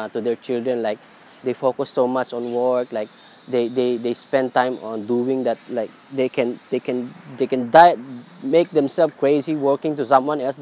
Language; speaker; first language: English; non-native, local second language; Filipino